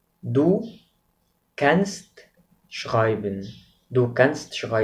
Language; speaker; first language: German; non-native, fluent; Arabic